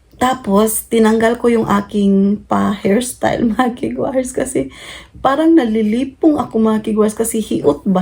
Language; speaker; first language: Filipino; non-native, local second language; Cebuano